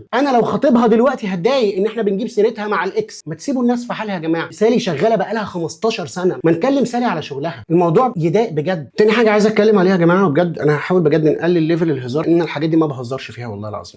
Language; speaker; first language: Arabic; native; Arabic